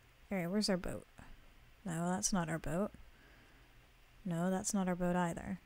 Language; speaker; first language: English; native; English